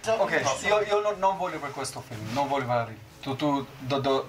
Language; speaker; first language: Italian; non-native, learner; Albanian